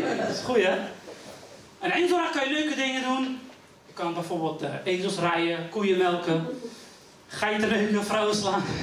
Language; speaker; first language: Dutch; early bilingual, other home language; Riffian